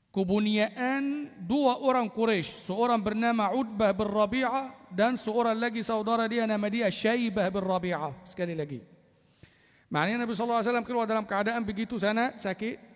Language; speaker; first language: Malay; non-native, fluent; Arabic